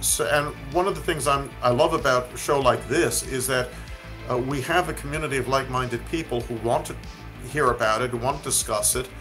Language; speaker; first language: English; native; English